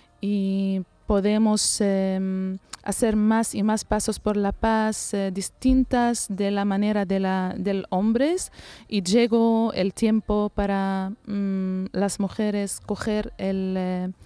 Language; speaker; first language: Spanish; non-native, learner; Arabic